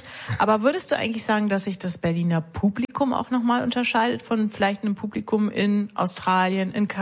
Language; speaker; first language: German; native; German